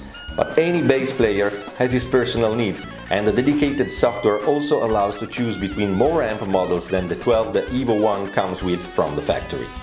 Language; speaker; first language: English; non-native, fluent; Italian